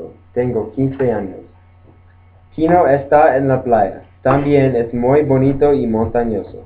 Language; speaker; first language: Spanish; non-native, learner; English